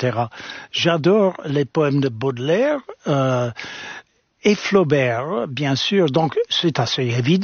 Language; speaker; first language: French; non-native, fluent; English